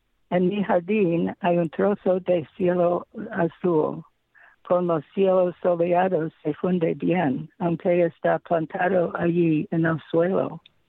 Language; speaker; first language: Spanish; non-native, fluent; English